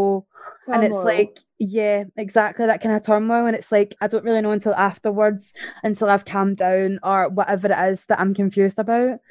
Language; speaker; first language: English; native; English